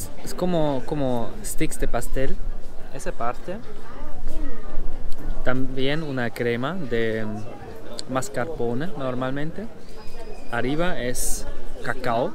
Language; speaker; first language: Spanish; non-native, learner; German